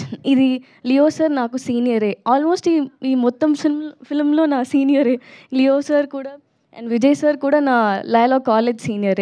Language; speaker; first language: Telugu; non-native, learner; Tamil